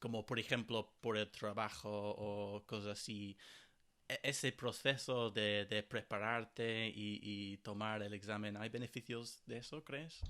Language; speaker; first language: Spanish; non-native, fluent; English